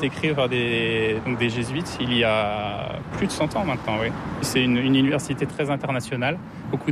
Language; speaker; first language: French; native; French